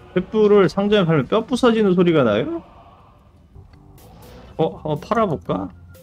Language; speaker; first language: Korean; native; Korean